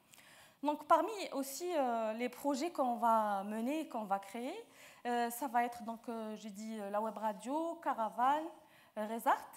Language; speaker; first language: French; non-native, local second language; Arabic